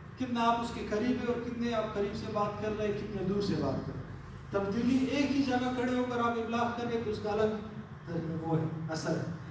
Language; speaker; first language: Urdu; non-native, local second language; Pashto